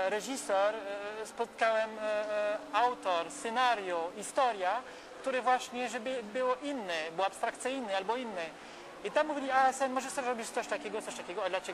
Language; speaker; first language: Polish; non-native, learner; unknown